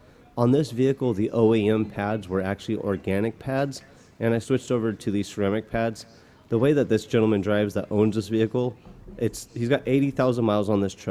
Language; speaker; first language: English; native; English